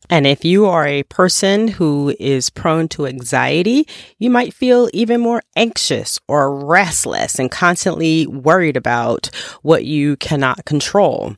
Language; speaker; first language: English; native; English